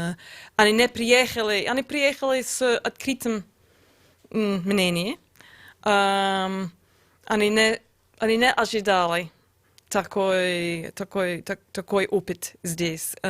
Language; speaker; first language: Russian; non-native, learner; English